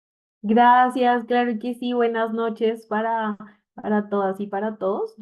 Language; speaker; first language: Spanish; native; Spanish